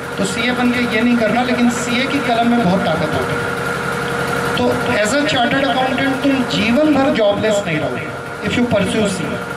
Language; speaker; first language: Hindi; native; Hindi